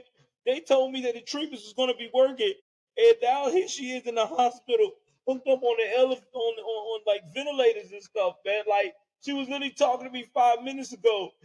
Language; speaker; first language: English; native; English